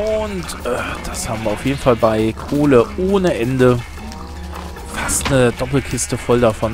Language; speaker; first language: German; native; German